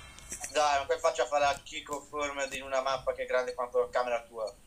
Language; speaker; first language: Italian; native; Italian